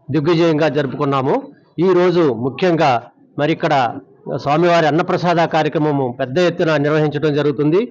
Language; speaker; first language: Telugu; native; Telugu